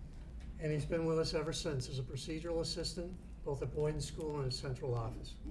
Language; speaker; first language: English; native; English